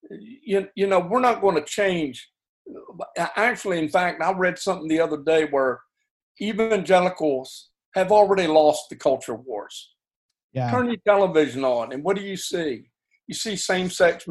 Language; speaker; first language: English; native; English